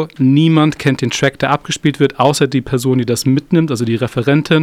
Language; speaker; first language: German; native; German